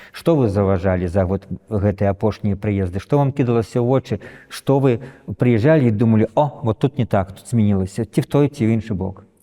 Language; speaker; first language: Belarusian; native; Belarusian